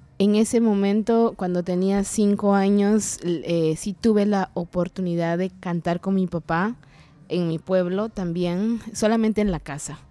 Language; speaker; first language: Spanish; non-native, local second language; Kaqchikel